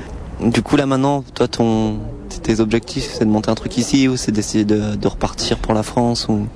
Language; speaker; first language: French; native; French